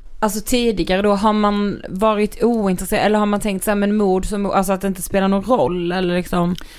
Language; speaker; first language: Swedish; native; Swedish